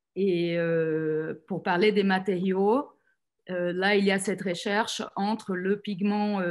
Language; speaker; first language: French; non-native, fluent; Portuguese